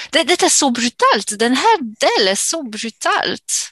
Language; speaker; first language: Swedish; non-native, fluent; English